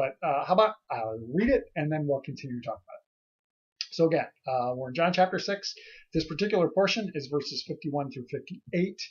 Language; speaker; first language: English; native; English